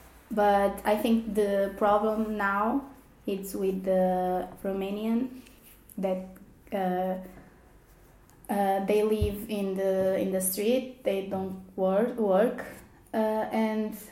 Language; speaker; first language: English; non-native, fluent; Portuguese